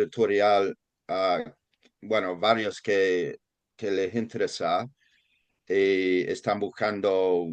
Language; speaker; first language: Spanish; non-native, fluent; English